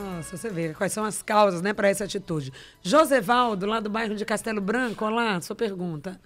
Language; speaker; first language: Portuguese; native; Portuguese